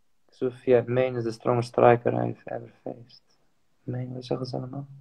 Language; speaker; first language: English; non-native, fluent; Arabic